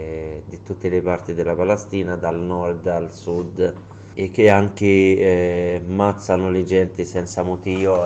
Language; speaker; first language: Italian; non-native, learner; Arabic